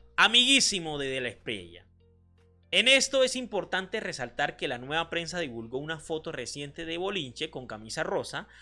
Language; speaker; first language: Spanish; native; Spanish